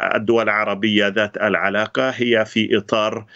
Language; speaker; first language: Arabic; native; Arabic